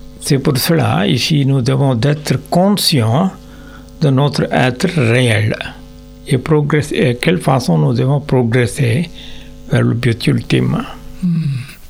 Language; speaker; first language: French; non-native, learner; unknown